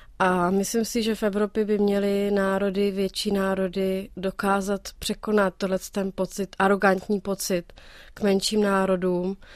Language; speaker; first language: Czech; native; Czech